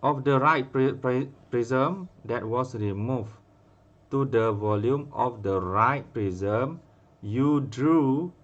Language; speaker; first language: English; non-native, local second language; Malay